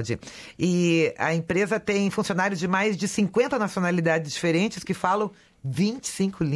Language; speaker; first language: Portuguese; native; Portuguese